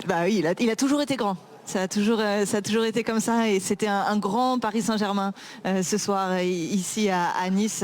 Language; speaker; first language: French; native; French